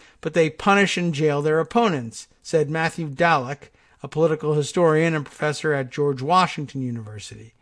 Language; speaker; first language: English; native; English